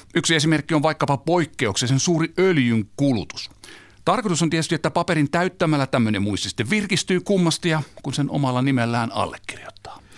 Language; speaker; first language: Finnish; native; Finnish